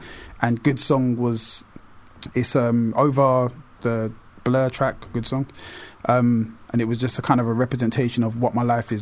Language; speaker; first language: English; native; English